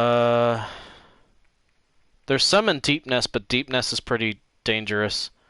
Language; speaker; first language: English; native; English